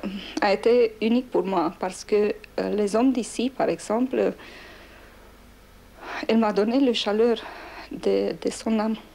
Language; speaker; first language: French; non-native, learner; Romanian